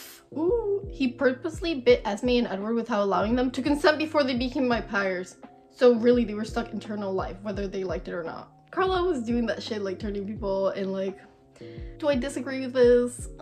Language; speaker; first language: English; native; English